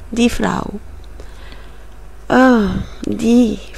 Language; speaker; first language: German; non-native, learner; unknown